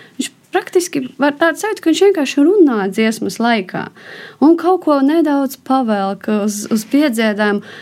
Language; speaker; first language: Latvian; non-native, local second language; Russian